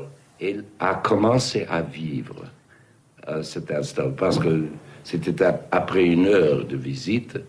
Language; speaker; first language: French; non-native, fluent; English